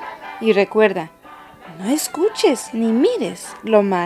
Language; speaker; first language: Spanish; native; Spanish